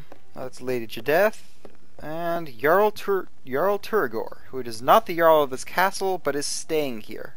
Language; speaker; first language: English; native; English